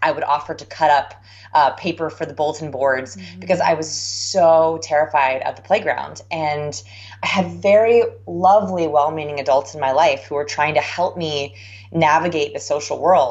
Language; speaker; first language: English; native; English